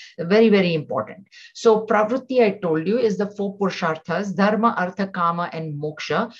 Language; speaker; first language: English; non-native, local second language; Marathi